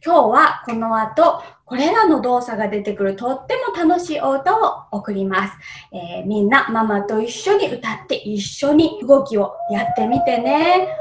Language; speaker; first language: Japanese; native; Japanese